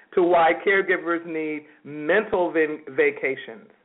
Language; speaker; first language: English; native; English